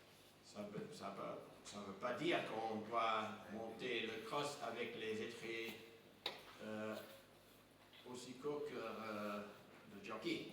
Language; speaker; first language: French; non-native, fluent; English